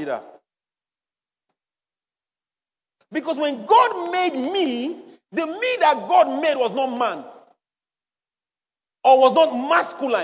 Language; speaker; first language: English; non-native, local second language; Bini